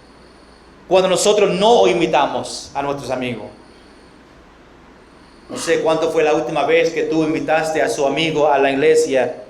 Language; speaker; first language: Spanish; non-native, fluent; English